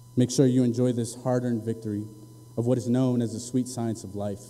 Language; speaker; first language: English; early bilingual, other home language; Spanish